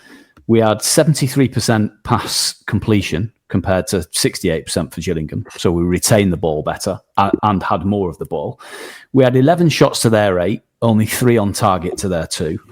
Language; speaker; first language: English; native; English